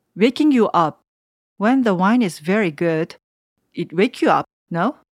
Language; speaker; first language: English; non-native, learner; Japanese